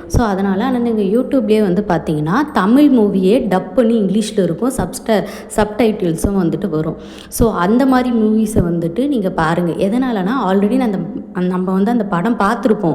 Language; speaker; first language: Tamil; native; Tamil